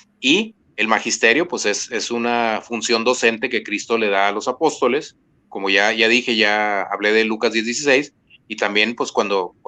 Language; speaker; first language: Spanish; native; Spanish